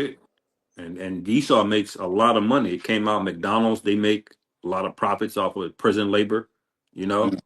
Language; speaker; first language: English; native; English